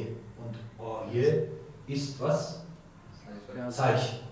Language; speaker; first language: German; non-native, learner; Persian